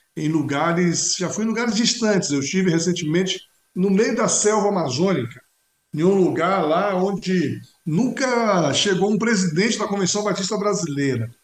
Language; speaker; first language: Portuguese; native; Portuguese